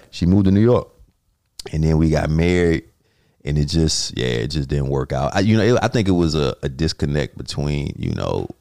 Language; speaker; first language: English; native; English